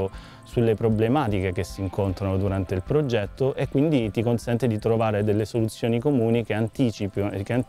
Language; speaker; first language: Italian; native; Italian